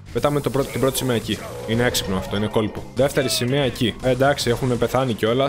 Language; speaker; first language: Greek; native; Greek